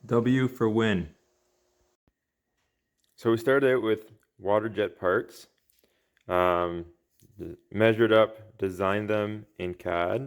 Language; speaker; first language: English; native; English